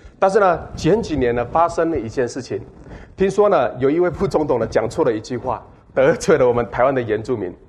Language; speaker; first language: Chinese; non-native, local second language; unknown